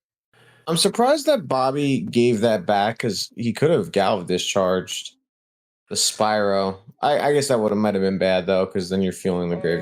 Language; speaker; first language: English; native; English